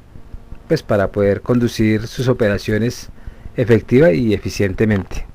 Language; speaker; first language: Spanish; native; Spanish